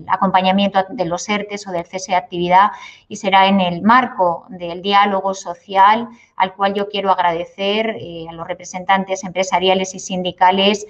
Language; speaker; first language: Spanish; native; Spanish